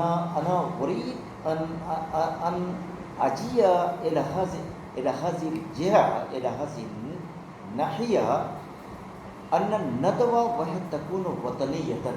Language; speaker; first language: Arabic; non-native, fluent; Urdu